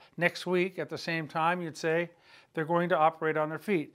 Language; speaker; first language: English; native; English